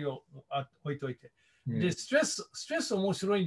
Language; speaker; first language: Japanese; non-native, fluent; English